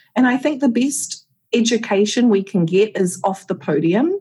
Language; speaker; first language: English; native; English